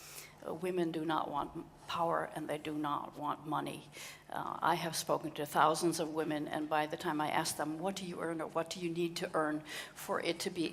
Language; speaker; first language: English; non-native, fluent; Dutch